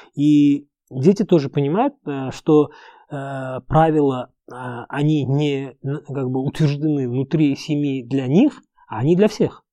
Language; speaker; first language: Russian; non-native, local second language; Uzbek